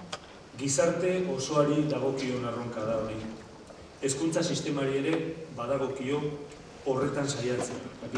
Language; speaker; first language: Basque; native; Basque